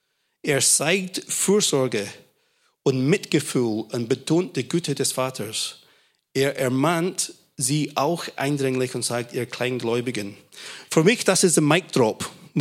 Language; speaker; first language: German; non-native, fluent; English